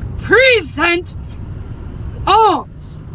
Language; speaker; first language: English; native; English